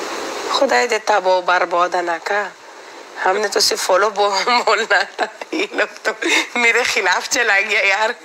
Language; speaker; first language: Hindi; non-native, local second language; Pashto